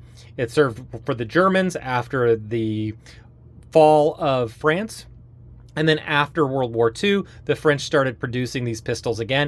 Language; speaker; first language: English; native; English